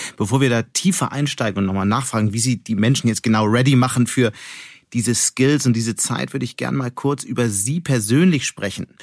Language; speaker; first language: German; native; German